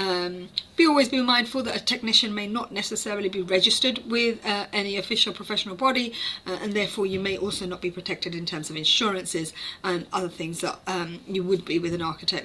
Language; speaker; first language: English; native; English